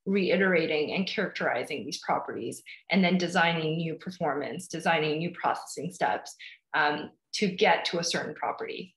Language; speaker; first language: English; early bilingual, other home language; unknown